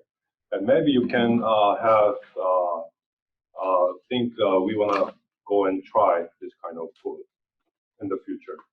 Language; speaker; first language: English; non-native, fluent; Korean